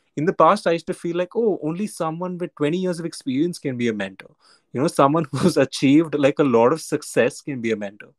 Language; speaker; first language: English; non-native, local second language; Hindi